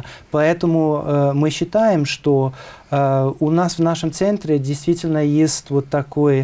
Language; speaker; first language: Russian; non-native, fluent; German